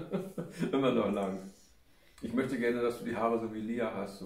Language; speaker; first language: German; native; German